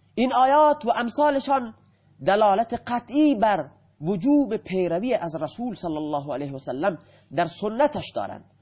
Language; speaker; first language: Persian; native; Persian